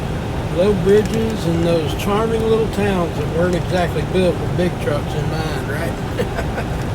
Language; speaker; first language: English; native; English